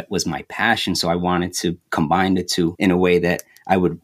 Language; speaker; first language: English; native; English